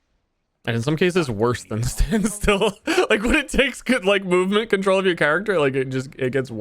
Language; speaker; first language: English; native; English